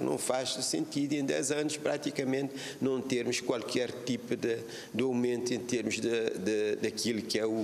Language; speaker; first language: Portuguese; non-native, local second language; Kabuverdianu